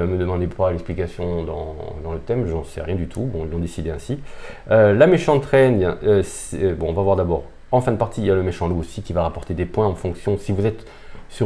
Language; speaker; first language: French; native; French